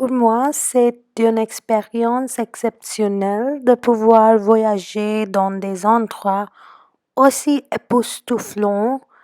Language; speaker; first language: French; non-native, fluent; Hindi